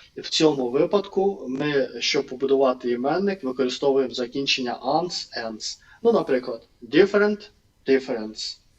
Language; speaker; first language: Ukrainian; non-native, local second language; Russian